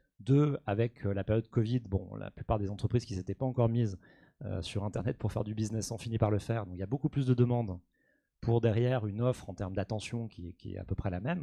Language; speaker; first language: French; native; French